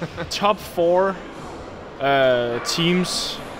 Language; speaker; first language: English; non-native, fluent; Danish